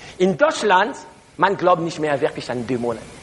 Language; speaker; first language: German; non-native, learner; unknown